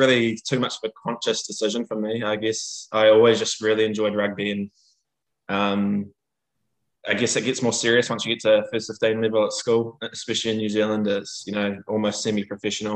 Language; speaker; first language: English; native; English